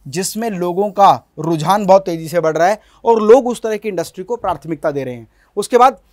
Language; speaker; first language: Hindi; native; Hindi